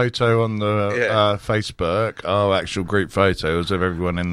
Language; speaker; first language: English; native; English